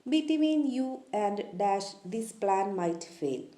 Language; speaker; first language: English; non-native, local second language; Malayalam